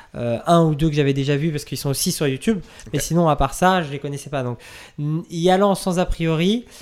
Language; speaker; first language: French; native; French